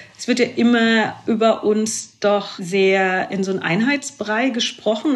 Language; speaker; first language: German; early bilingual, other home language; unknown